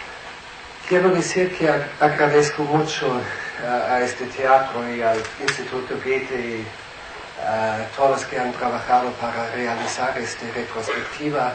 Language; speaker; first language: Spanish; non-native, fluent; German